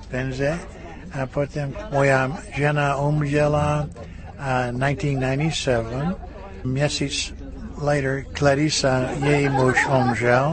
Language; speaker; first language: Czech; early bilingual, heritage; Czech